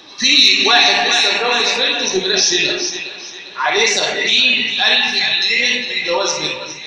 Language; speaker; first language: Arabic; native; Arabic